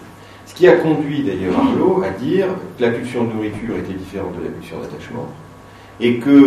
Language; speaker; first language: French; native; French